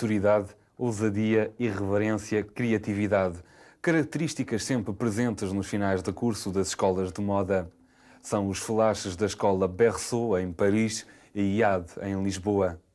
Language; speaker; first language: Portuguese; native; Portuguese